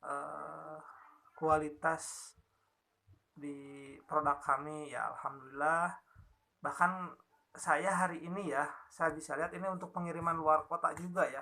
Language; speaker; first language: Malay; non-native, local second language; Sundanese